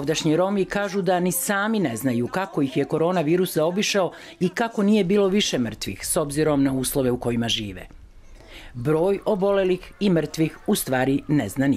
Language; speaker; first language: Serbian; native; Serbian